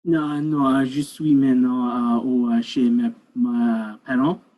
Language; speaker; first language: French; non-native, learner; English